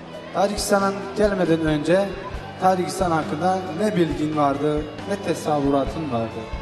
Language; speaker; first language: Turkish; non-native, fluent; Tajik